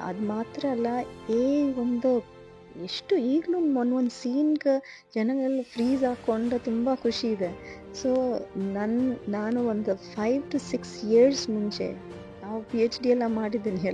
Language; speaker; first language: Kannada; non-native, learner; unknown